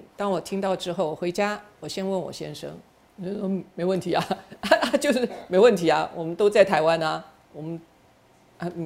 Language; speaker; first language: Chinese; native; Chinese